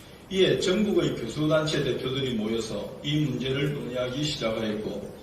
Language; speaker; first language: Korean; native; Korean